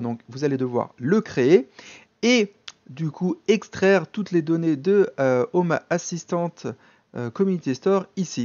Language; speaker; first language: French; native; French